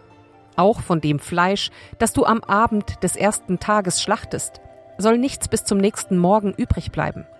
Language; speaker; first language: German; native; German